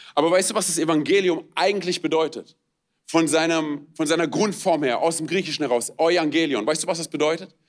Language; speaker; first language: German; non-native, fluent; Romanian